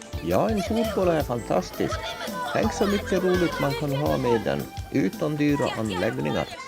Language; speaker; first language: Swedish; native; Swedish